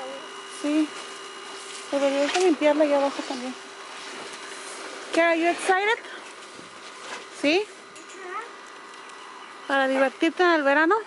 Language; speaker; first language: Spanish; native; Spanish